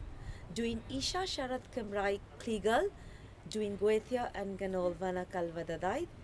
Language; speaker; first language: Welsh; non-native, learner; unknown